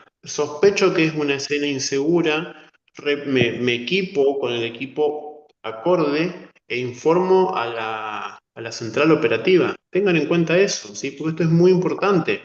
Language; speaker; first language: Spanish; native; Spanish